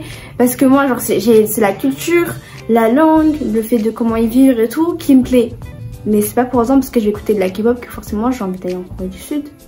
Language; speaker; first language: French; native; French